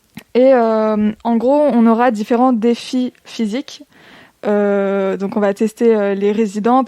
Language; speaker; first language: French; native; French